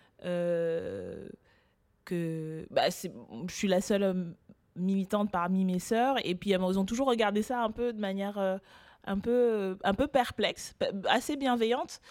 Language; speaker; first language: French; early bilingual, other home language; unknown